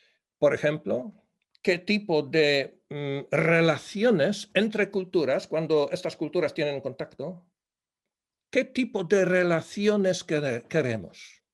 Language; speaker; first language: Spanish; non-native, fluent; Polish